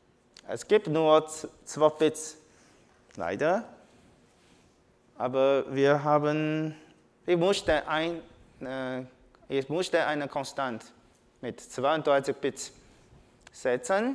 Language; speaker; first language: German; non-native, learner; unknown